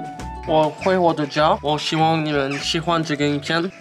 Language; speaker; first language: Chinese; non-native, learner; French